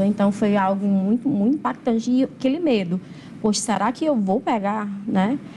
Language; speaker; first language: Portuguese; native; Portuguese